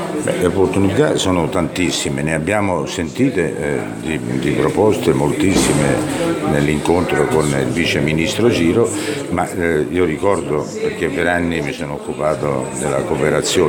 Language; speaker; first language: Italian; native; Italian